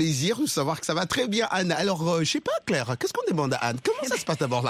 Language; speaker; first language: French; non-native, local second language; Lingala